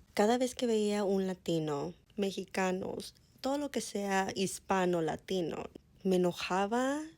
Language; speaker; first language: Spanish; early bilingual, heritage; Spanish